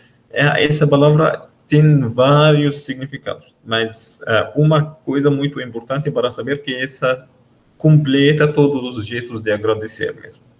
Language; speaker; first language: Portuguese; non-native, learner; Arabic